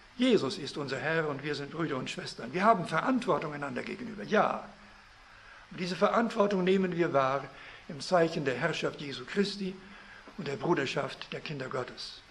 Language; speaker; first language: German; early bilingual, heritage; German